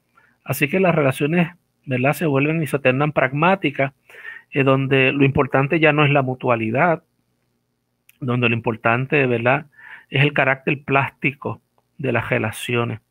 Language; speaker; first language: Spanish; native; Spanish